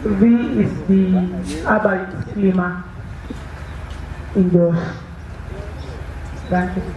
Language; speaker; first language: German; non-native, learner; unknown